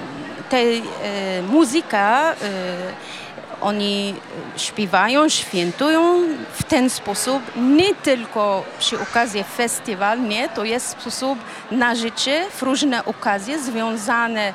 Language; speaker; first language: Polish; non-native, fluent; Arabic